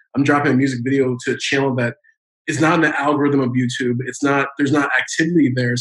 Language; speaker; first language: English; native; English